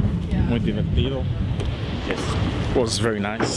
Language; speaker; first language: English; non-native, learner; Spanish